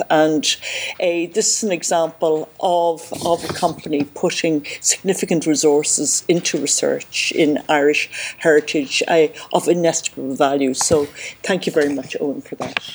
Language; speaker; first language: English; native; English